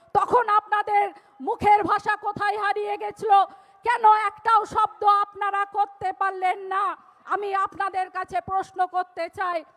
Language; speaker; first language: Bangla; non-native, local second language; Santali